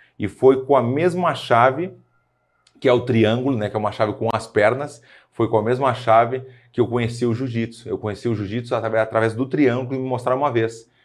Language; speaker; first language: Portuguese; native; Portuguese